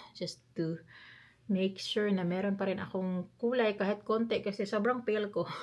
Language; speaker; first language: Filipino; non-native, local second language; Cebuano